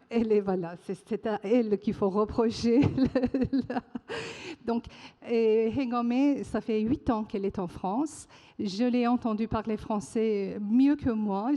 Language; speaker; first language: French; non-native, fluent; Persian